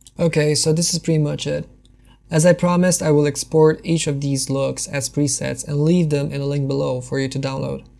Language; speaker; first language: English; non-native, fluent; Hungarian